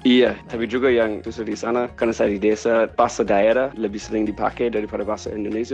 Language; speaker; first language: Indonesian; non-native, fluent; English